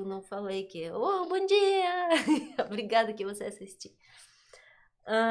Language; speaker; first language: Portuguese; non-native, learner; Russian